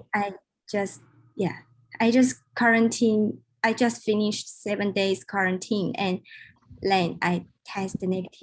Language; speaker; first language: English; non-native, learner; Chinese